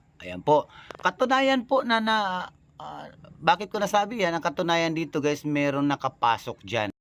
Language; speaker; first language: Filipino; non-native, local second language; Cebuano